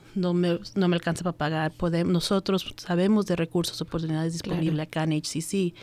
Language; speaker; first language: Spanish; early bilingual, heritage; Spanish